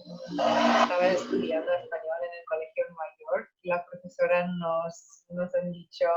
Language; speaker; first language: Spanish; non-native, fluent; English